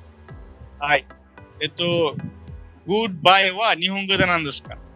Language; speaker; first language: Japanese; non-native, fluent; Bangla